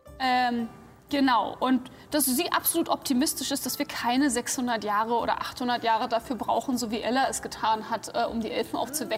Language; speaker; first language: German; native; German